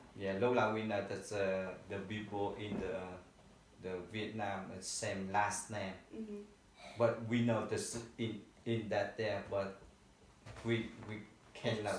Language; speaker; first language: English; non-native, learner; Vietnamese